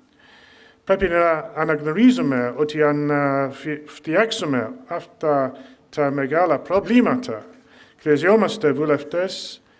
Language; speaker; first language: Greek; non-native, fluent; English